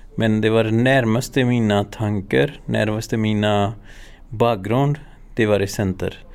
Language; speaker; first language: Swedish; non-native, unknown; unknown